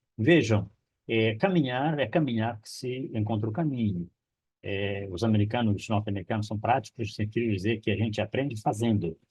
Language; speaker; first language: Portuguese; non-native, local second language; Kabuverdianu